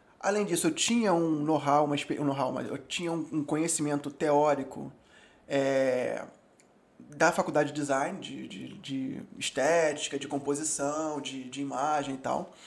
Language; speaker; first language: Portuguese; native; Portuguese